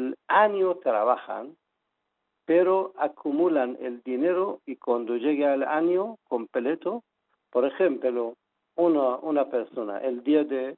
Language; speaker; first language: Spanish; non-native, fluent; Persian